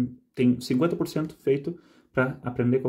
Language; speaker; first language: Portuguese; non-native, fluent; Spanish